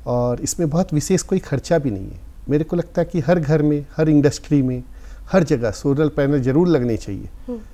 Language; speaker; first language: Hindi; native; Hindi